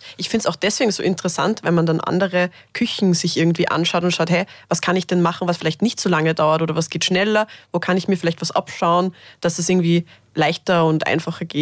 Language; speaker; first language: German; native; German